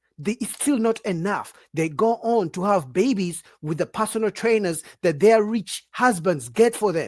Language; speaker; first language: English; native; English